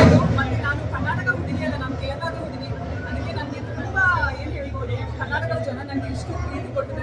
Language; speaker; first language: Kannada; non-native, local second language; Malayalam